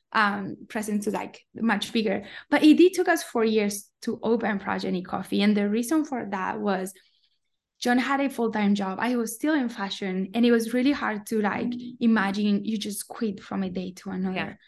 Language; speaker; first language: English; non-native, fluent; Spanish